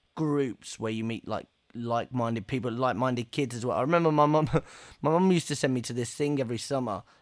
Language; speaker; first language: English; native; English